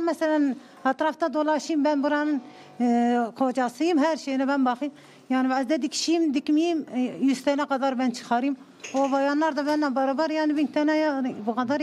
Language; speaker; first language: Turkish; non-native, learner; Turkmen